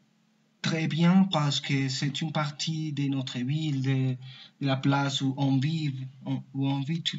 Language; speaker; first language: French; non-native, learner; Spanish